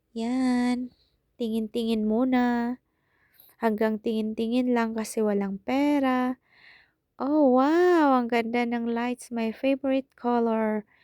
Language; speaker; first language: Filipino; non-native, local second language; Cebuano